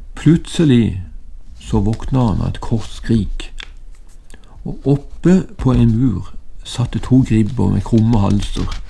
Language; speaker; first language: Norwegian; native; Norwegian